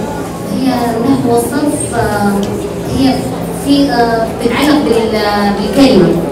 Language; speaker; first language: Arabic; early bilingual, other home language; Indonesian